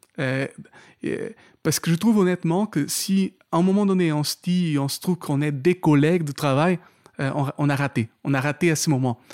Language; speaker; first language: French; non-native, fluent; Portuguese